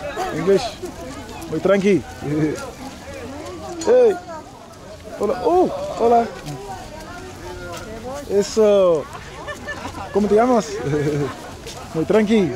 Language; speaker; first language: Spanish; non-native, learner; English